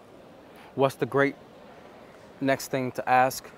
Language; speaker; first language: English; native; English